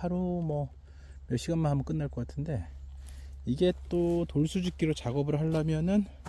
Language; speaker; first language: Korean; native; Korean